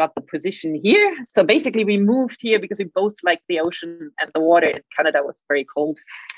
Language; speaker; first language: English; non-native, fluent; German